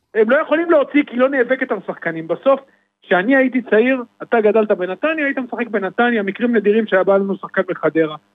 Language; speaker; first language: Hebrew; native; Hebrew